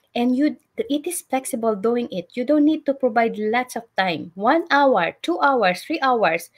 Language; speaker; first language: English; non-native, local second language; Filipino